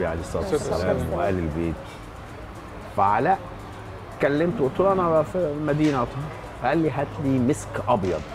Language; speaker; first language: Arabic; native; Arabic